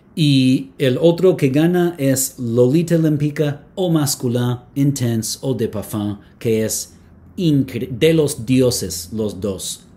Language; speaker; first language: Spanish; non-native, fluent; English